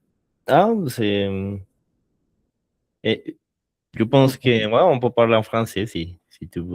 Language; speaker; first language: French; non-native, learner; Spanish